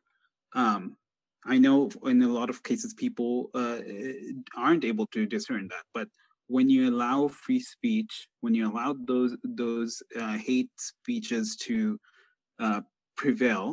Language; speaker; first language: English; non-native, local second language; Bangla